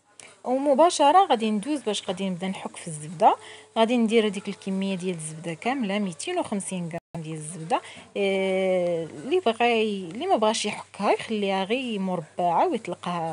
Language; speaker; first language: Arabic; native; Arabic